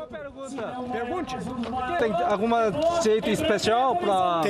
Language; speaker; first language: Portuguese; non-native, learner; Korean